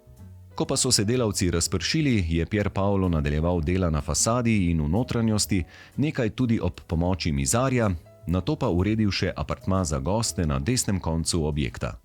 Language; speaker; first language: Slovenian; native; Slovenian